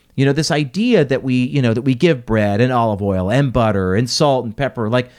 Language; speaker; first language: English; native; English